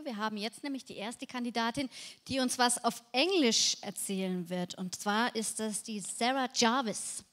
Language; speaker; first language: German; native; German